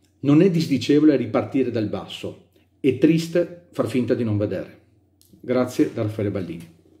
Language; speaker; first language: Italian; native; Italian